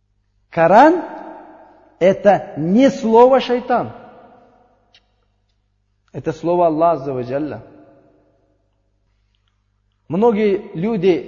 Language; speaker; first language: Russian; non-native, learner; Uzbek